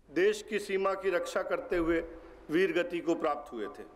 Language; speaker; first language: Hindi; native; Hindi